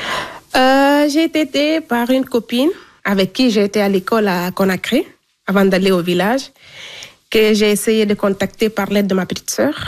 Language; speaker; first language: French; non-native, local second language; Fula